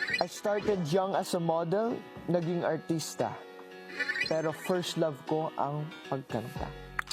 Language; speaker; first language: Filipino; native; Filipino